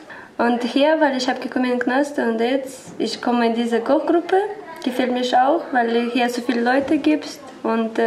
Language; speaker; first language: German; non-native, learner; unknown